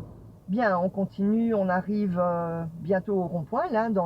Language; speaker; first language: French; native; French